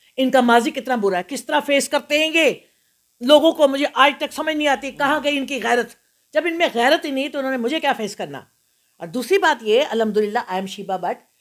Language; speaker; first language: Urdu; non-native, local second language; Punjabi